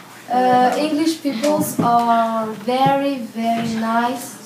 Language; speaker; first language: English; non-native, learner; French